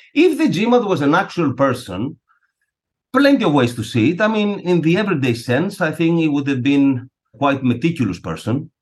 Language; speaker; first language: English; non-native, fluent; Greek